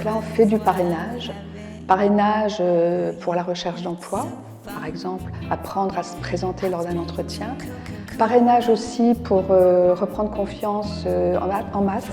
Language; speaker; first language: French; native; French